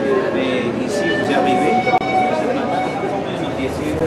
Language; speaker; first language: French; non-native, fluent; Spanish